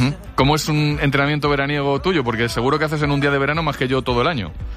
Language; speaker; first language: Spanish; native; Spanish